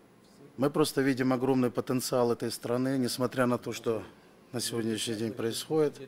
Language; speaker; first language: Russian; native; Russian